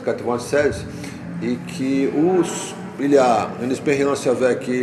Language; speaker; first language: French; non-native, fluent; Portuguese